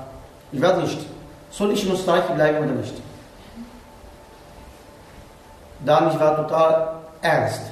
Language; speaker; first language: German; non-native, learner; Arabic